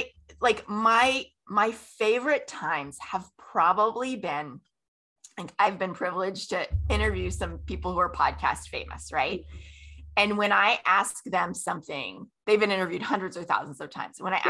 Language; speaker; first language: English; native; English